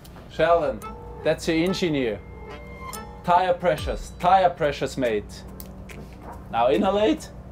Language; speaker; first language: English; non-native, fluent; German